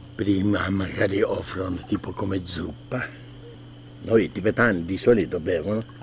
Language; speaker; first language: Italian; non-native, learner; Chinese